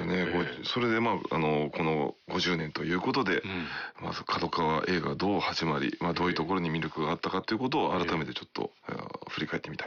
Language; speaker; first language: Japanese; native; Japanese